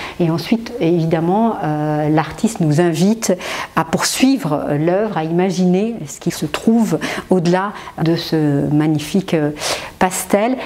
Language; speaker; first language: French; native; French